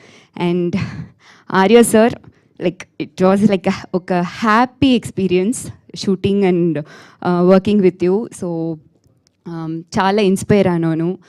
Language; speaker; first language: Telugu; non-native, learner; Tamil